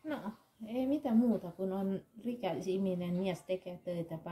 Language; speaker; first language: Finnish; non-native, learner; Thai